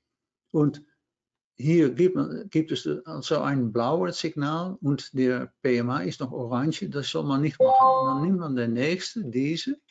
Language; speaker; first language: German; non-native, learner; Dutch